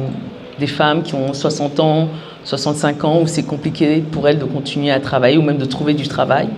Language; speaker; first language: French; native; French